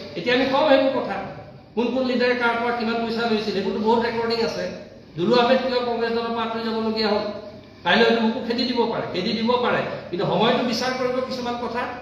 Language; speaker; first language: Assamese; non-native, local second language; Mising